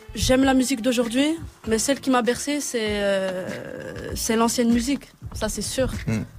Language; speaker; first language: French; native; French